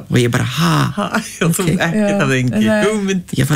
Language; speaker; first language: Icelandic; non-native, fluent; Lithuanian